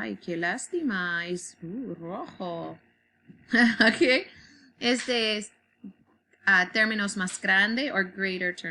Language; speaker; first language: Spanish; non-native, learner; English